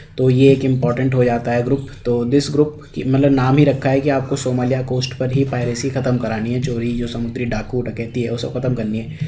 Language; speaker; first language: Hindi; native; Hindi